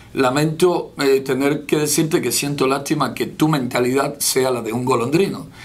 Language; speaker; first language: Spanish; native; Spanish